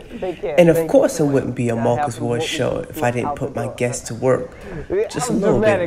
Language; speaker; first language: English; native; English